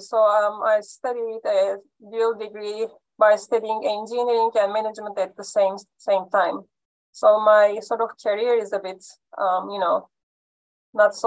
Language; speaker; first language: English; non-native, fluent; Turkish